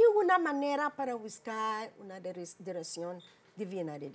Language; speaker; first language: Spanish; non-native, learner; English